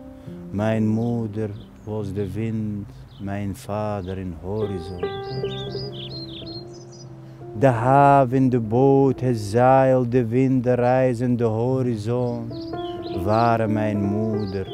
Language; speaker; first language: Dutch; non-native, fluent; Arabic